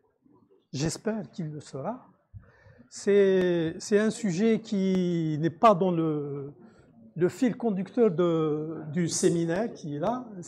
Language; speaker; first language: French; non-native, local second language; Arabic